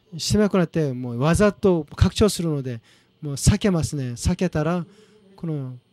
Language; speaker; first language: Japanese; non-native, fluent; Korean